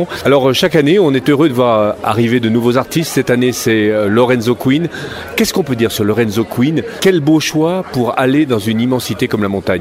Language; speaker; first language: French; native; French